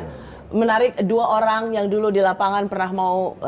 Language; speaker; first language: Indonesian; native; Indonesian